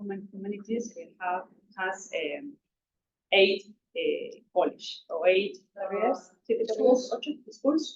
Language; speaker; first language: English; non-native, local second language; Spanish